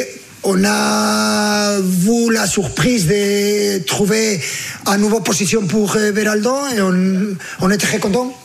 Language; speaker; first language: French; non-native, fluent; Spanish